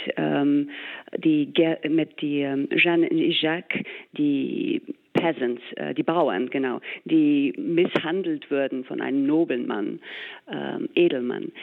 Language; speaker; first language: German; non-native, fluent; English